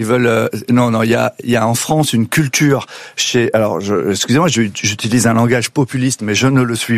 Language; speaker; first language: French; native; French